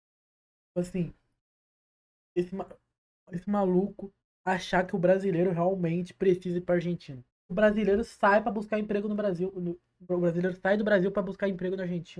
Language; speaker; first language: Portuguese; native; Portuguese